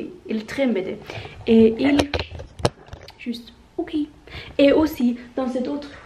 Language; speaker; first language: French; non-native, learner; Norwegian